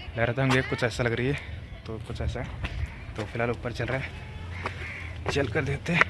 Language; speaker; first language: Hindi; non-native, local second language; Kannada